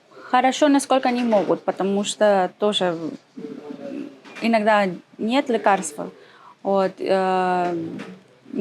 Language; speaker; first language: Russian; non-native, learner; Spanish